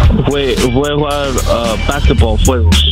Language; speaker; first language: Spanish; non-native, learner; English